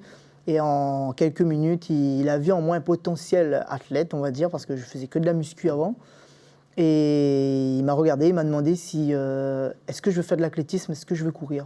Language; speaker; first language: French; native; French